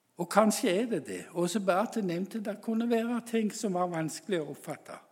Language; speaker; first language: Norwegian; native; Norwegian